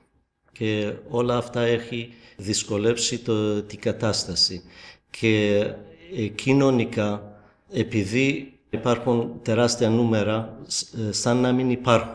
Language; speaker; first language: Greek; non-native, fluent; Kurdish